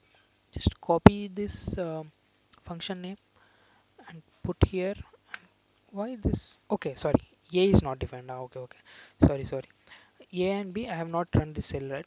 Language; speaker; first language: English; non-native, local second language; Telugu